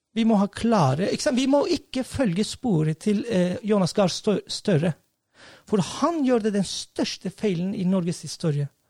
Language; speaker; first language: Norwegian; non-native, fluent; Turkish